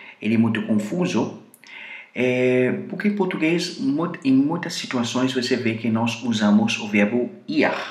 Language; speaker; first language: Portuguese; non-native, fluent; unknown